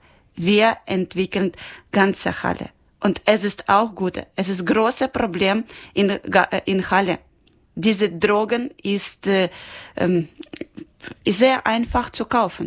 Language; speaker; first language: German; non-native, learner; Ukrainian